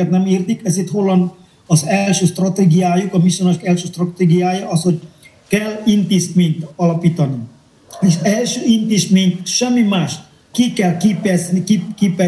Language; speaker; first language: Hungarian; non-native, fluent; Indonesian